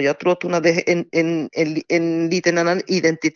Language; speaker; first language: Swedish; non-native, fluent; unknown